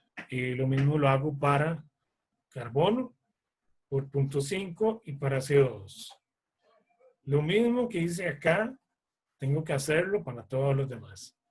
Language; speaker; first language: Spanish; native; Spanish